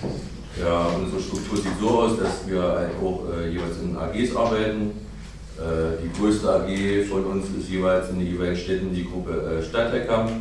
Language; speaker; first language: German; native; German